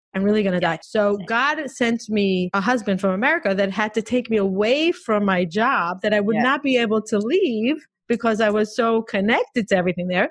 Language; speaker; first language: English; non-native, fluent; Hebrew